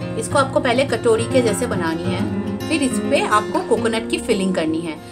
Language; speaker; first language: Hindi; non-native, local second language; Bangla